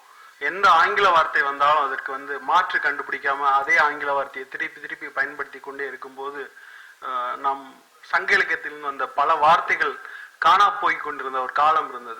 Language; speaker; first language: Tamil; native; Tamil